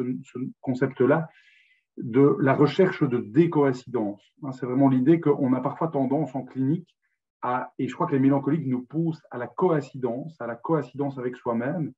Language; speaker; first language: French; native; French